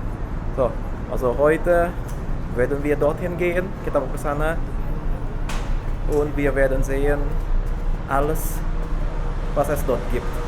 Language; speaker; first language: German; non-native, fluent; Indonesian